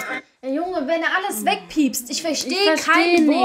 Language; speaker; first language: German; early bilingual, other home language; Albanian